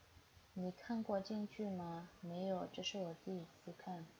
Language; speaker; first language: Chinese; non-native, fluent; Indonesian